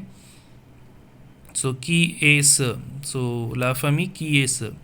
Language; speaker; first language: French; non-native, fluent; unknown